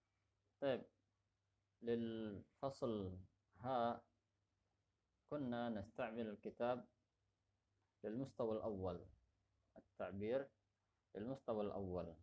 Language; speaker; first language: Arabic; non-native, fluent; Indonesian